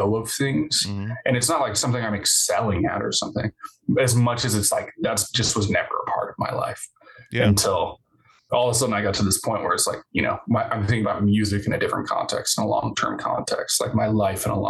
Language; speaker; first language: English; native; English